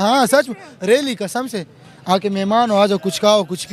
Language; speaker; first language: Hindi; non-native, fluent; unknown